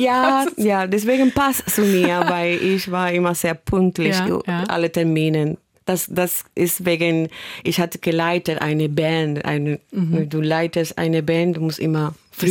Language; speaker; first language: German; non-native, fluent; Spanish